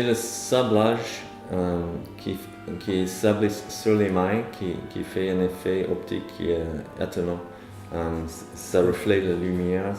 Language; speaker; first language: French; non-native, fluent; English